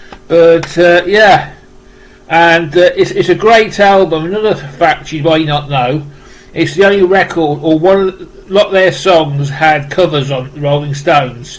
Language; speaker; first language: English; native; English